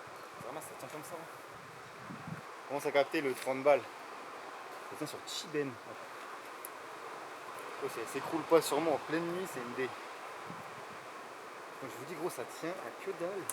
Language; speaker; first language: French; native; French